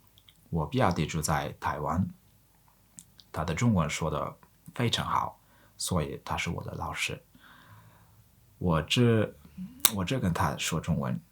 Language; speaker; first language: Chinese; non-native, learner; Mongolian